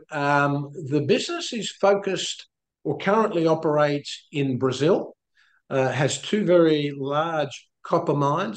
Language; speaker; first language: English; native; English